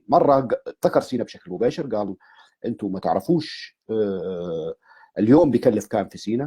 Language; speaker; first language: Arabic; native; Arabic